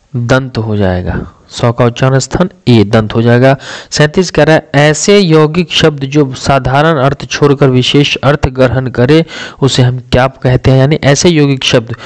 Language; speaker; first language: Hindi; native; Hindi